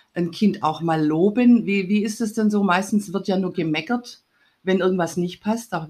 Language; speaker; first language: German; native; German